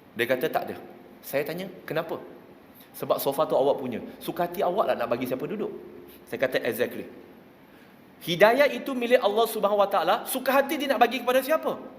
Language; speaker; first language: Malay; non-native, local second language; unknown